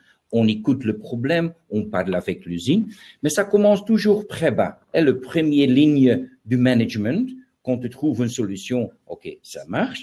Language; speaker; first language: French; non-native, learner; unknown